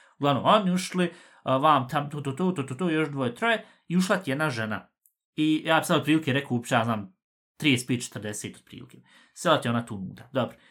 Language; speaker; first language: Bosnian; early bilingual, heritage; Bosnian